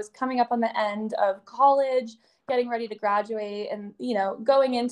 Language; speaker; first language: English; native; English